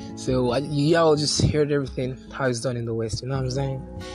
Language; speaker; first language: English; non-native, local second language; Yoruba